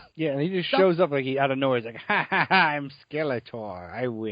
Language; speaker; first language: English; native; English